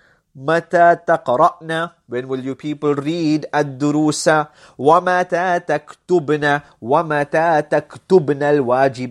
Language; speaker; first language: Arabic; non-native, fluent; English